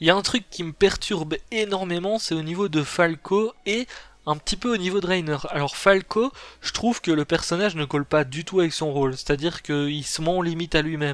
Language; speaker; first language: French; native; French